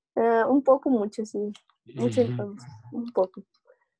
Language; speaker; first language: Spanish; non-native, learner; English